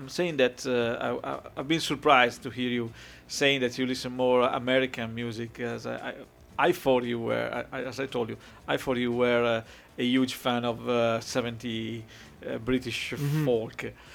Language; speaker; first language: English; non-native, fluent; Italian